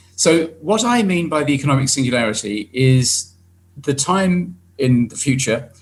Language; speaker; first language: English; native; English